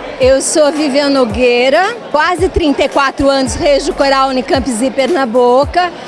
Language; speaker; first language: Portuguese; native; Portuguese